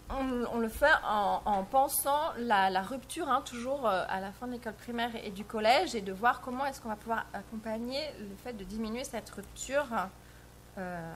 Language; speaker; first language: French; native; French